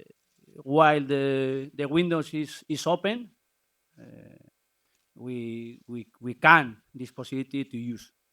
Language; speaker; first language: English; non-native, learner; Spanish